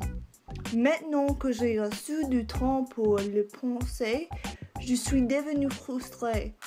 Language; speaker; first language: French; non-native, local second language; English